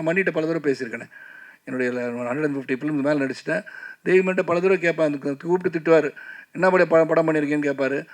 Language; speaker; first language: Tamil; native; Tamil